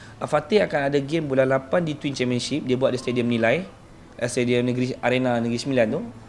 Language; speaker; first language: Malay; native; Malay